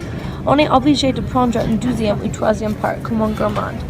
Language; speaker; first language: French; non-native, learner; English